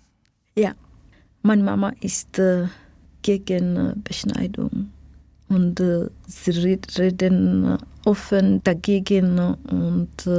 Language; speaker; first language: German; non-native, fluent; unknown